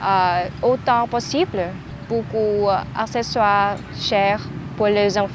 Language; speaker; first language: French; non-native, learner; Vietnamese